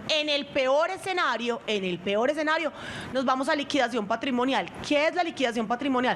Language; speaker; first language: Spanish; native; Spanish